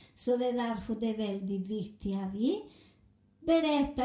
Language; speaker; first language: Swedish; non-native, fluent; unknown